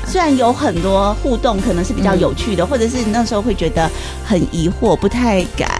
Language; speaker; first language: Chinese; native; Chinese